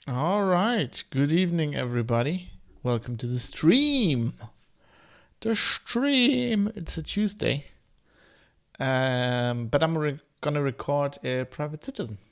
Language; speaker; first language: English; non-native, fluent; German